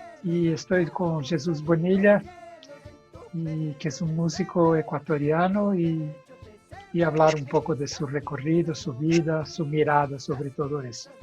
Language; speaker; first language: Spanish; non-native, fluent; Portuguese